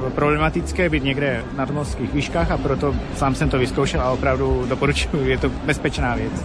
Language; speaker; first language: Czech; non-native, fluent; Spanish